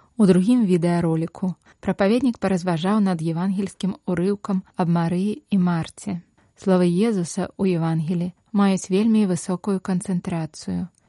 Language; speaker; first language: Belarusian; native; Belarusian